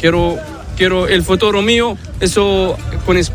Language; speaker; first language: Spanish; non-native, learner; Arabic